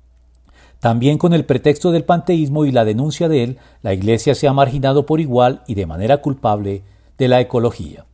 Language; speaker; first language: Spanish; native; Spanish